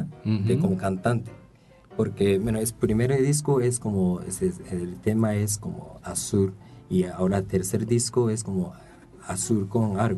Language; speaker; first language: Spanish; non-native, fluent; Japanese